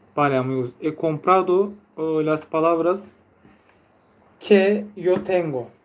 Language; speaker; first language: Spanish; non-native, fluent; Turkish